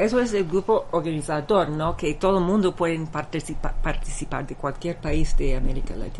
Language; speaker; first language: Spanish; non-native, fluent; English